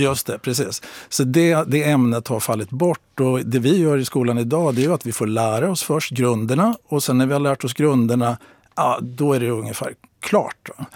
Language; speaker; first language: Swedish; native; Swedish